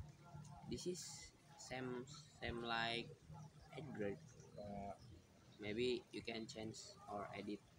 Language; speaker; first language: English; non-native, learner; Indonesian